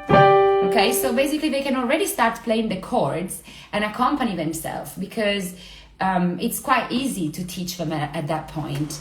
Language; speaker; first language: English; non-native, fluent; Italian